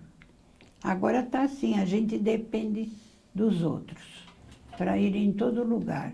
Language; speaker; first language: Portuguese; early bilingual, other home language; Arabic